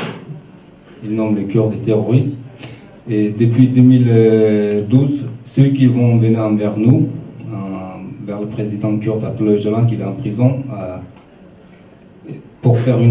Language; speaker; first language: French; non-native, learner; Kurdish